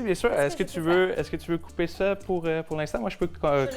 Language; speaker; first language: French; native; French